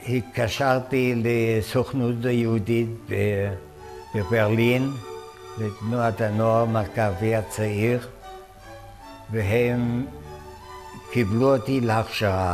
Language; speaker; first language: Hebrew; non-native, fluent; German